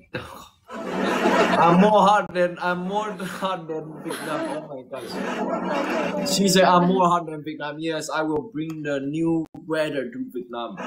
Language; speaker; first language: English; non-native, learner; Chinese